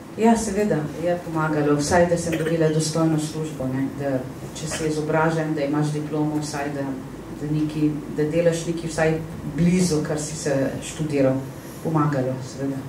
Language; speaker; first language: Slovenian; non-native, fluent; Arabic